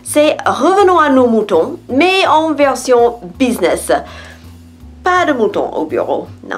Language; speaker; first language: French; non-native, fluent; English